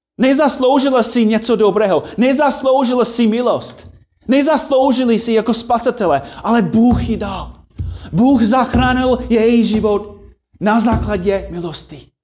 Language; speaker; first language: Czech; non-native, fluent; English